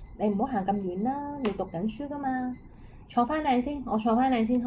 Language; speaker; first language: Chinese; non-native, local second language; Cantonese